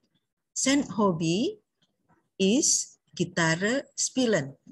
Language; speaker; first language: German; non-native, learner; Indonesian